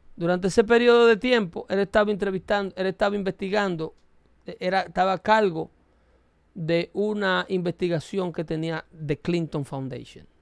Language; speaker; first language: Spanish; native; Spanish